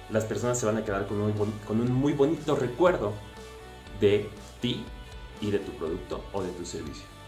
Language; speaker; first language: Spanish; native; Spanish